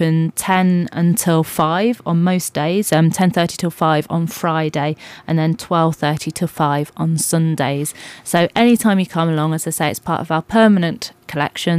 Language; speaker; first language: English; native; English